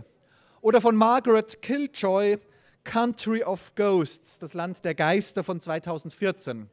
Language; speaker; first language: German; native; German